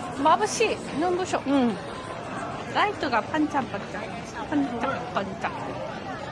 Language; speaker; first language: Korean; non-native, fluent; Japanese